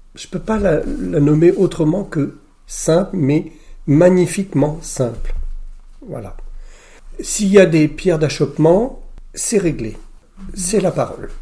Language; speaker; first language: French; native; French